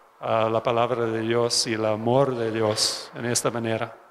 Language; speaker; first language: Spanish; non-native, fluent; English